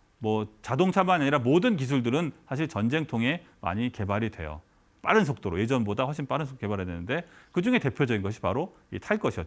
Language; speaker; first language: Korean; native; Korean